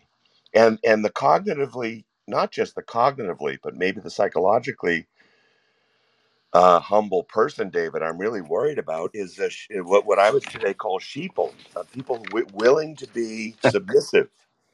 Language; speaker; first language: English; native; English